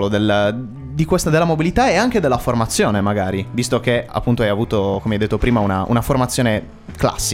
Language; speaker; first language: Italian; native; Italian